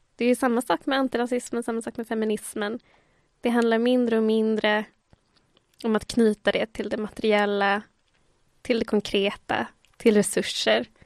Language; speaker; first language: Swedish; early bilingual, other home language; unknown